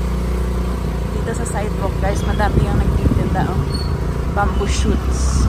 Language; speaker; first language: Filipino; non-native, local second language; Hiligaynon